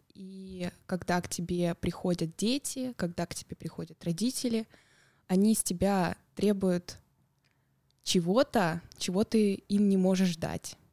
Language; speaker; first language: Russian; native; Russian